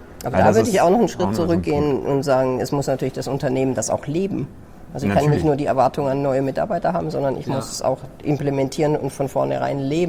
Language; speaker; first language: German; native; German